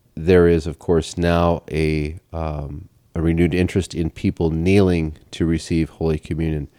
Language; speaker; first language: English; native; English